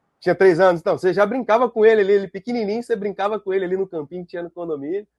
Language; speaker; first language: Portuguese; native; Portuguese